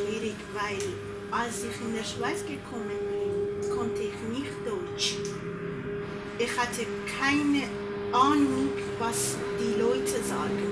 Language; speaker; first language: German; non-native, learner; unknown